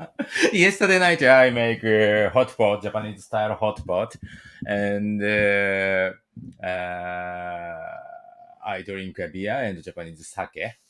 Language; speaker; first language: English; non-native, learner; Japanese